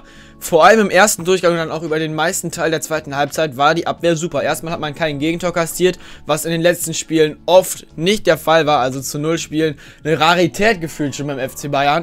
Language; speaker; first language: German; native; German